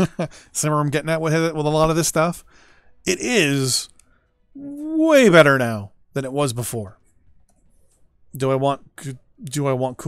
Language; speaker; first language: English; native; English